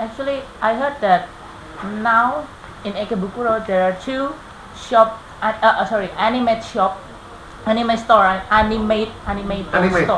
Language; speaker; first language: English; non-native, fluent; Indonesian